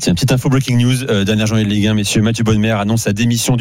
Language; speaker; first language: French; native; French